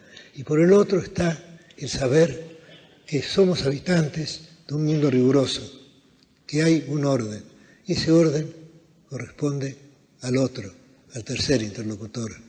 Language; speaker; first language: Spanish; native; Spanish